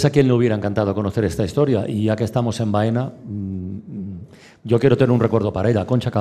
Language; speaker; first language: Spanish; native; Spanish